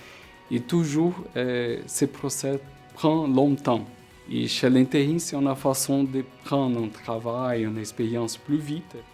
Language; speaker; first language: French; non-native, fluent; Portuguese